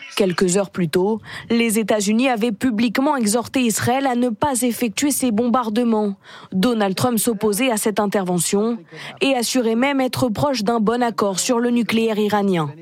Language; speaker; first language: French; native; French